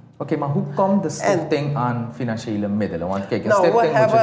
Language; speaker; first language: Dutch; native; Dutch